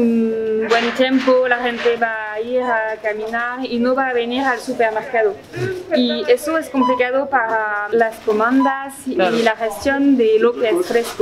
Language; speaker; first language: Spanish; non-native, fluent; French